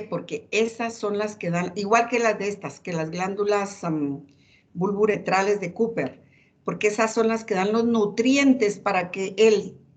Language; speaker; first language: Spanish; native; Spanish